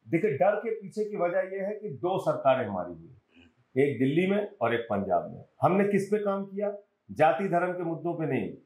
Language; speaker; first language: Hindi; native; Hindi